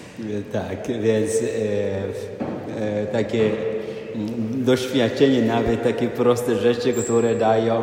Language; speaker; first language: Polish; non-native, fluent; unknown